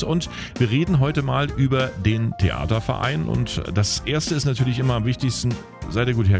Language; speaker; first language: German; native; German